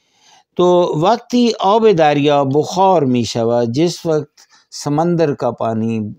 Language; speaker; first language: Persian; non-native, fluent; Urdu